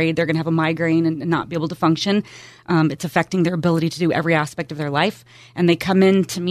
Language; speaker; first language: English; native; English